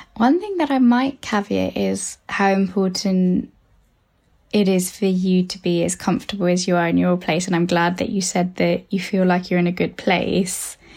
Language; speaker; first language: English; early bilingual, other home language; Tamil